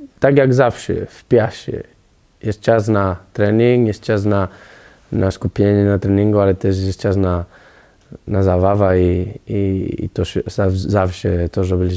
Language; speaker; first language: Polish; non-native, learner; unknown